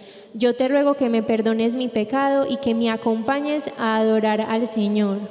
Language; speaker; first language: Spanish; native; Spanish